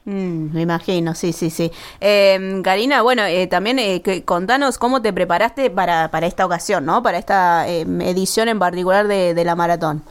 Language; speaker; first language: Spanish; native; Spanish